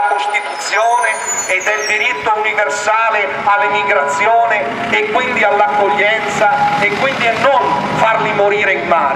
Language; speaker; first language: Italian; native; Italian